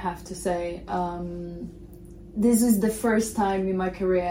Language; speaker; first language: English; non-native, fluent; Portuguese